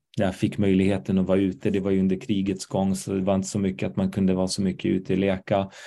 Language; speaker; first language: Swedish; early bilingual, other home language; Arabic